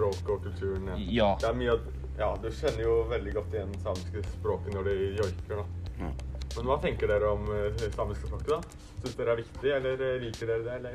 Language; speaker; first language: Norwegian; native; Norwegian